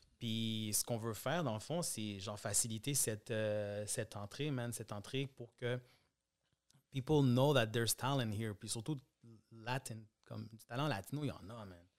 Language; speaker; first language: French; early bilingual, other home language; Spanish